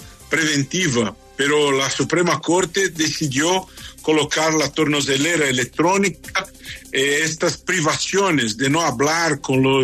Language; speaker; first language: Spanish; non-native, fluent; Portuguese